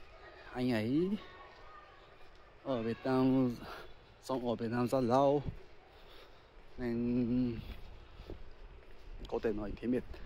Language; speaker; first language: Vietnamese; non-native, learner; Japanese